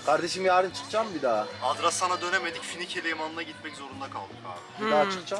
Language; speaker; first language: Turkish; native; Turkish